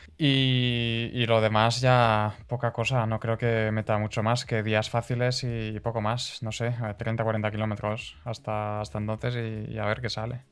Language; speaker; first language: Spanish; non-native, fluent; Hungarian